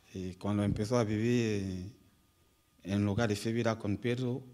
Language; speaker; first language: Spanish; non-native, learner; French